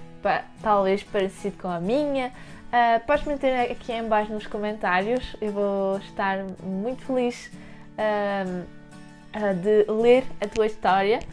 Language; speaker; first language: Portuguese; early bilingual, heritage; French